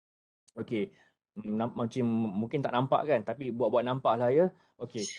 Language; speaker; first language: Malay; native; Malay